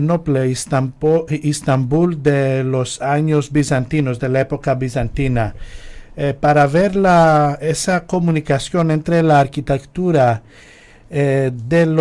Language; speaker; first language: Spanish; non-native, fluent; Greek